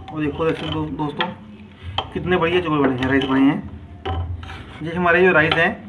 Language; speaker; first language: Hindi; native; Hindi